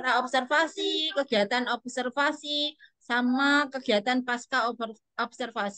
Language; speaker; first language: Indonesian; native; Indonesian